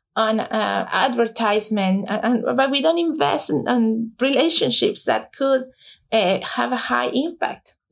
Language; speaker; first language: English; non-native, fluent; Spanish